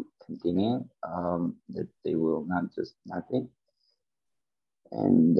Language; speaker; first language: English; non-native, learner; Ukrainian